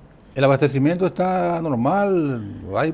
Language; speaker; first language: Spanish; native; Spanish